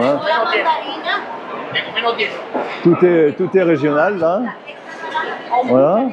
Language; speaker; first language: French; native; French